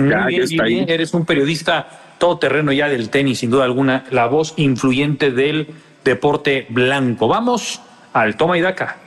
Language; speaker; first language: Spanish; native; Spanish